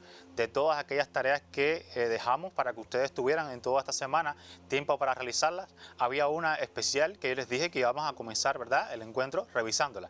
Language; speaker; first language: Spanish; native; Spanish